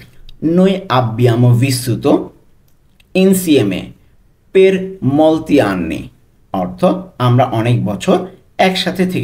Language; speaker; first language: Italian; non-native, local second language; Bangla